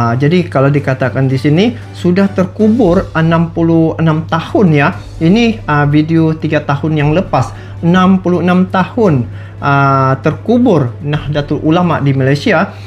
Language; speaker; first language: Malay; native; Malay